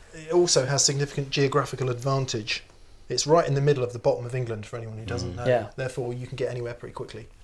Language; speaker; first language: English; native; English